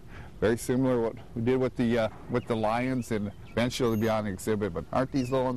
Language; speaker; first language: English; native; English